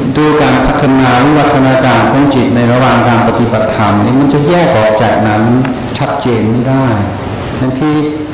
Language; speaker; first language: Thai; non-native, fluent; English